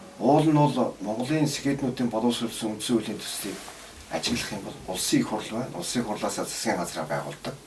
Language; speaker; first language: Mongolian; native; Mongolian